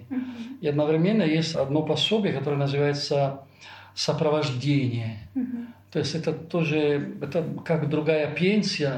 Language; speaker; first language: Russian; non-native, fluent; Italian